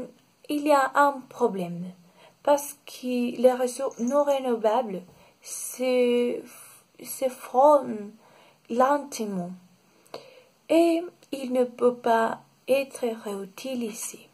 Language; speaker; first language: French; non-native, learner; Spanish